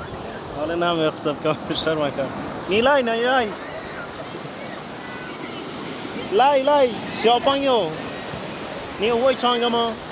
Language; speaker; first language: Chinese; non-native, learner; Central Kurdish